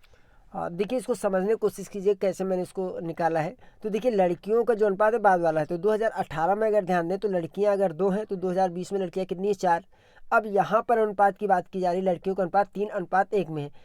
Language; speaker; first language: Hindi; native; Hindi